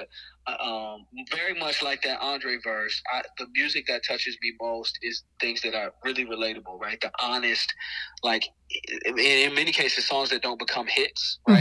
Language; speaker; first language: English; native; English